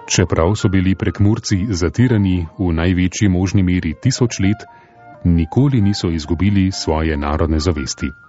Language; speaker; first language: Slovenian; native; Slovenian